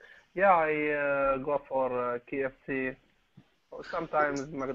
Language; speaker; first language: English; non-native, learner; Arabic